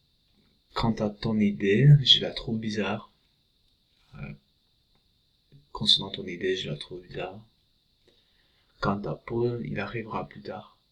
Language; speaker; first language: French; non-native, fluent; English